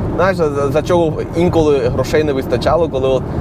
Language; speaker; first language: Ukrainian; non-native, local second language; Russian